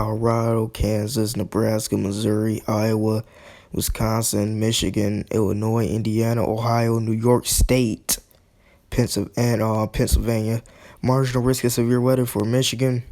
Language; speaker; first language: English; native; English